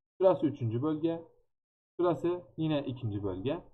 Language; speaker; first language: Turkish; native; Turkish